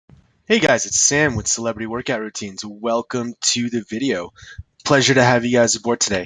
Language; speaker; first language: English; native; English